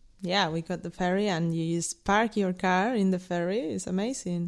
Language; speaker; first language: English; non-native, fluent; Spanish